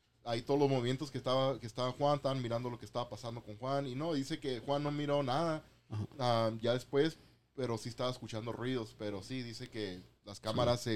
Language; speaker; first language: Spanish; native; Spanish